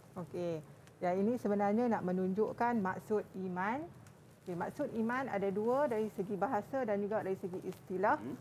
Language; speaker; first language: Malay; native; Malay